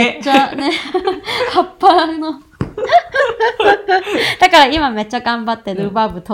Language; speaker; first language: Japanese; non-native, fluent; Cantonese